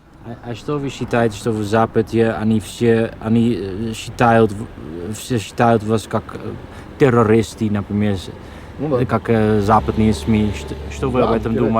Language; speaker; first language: Russian; non-native, fluent; Dutch